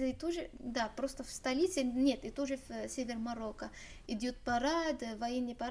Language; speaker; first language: Russian; non-native, learner; Arabic